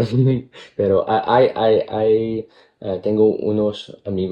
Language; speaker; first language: Spanish; non-native, learner; Cantonese